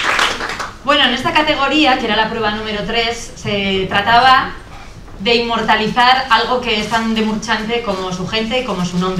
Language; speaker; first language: Spanish; native; Spanish